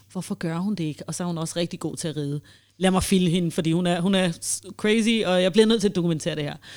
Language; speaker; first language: Danish; early bilingual, heritage; Danish